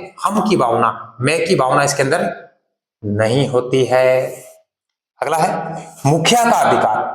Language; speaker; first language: Hindi; native; Hindi